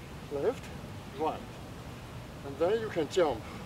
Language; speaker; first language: English; non-native, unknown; Chinese